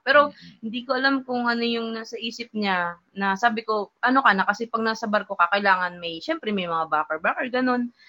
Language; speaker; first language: Filipino; non-native, local second language; Hiligaynon